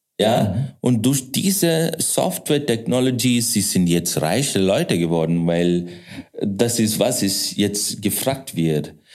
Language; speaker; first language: German; non-native, fluent; Kannada